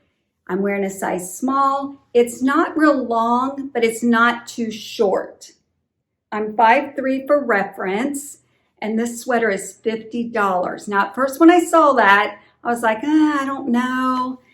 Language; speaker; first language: English; native; English